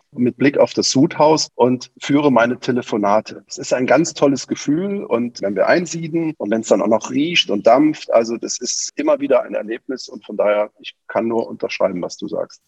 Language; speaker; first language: German; native; German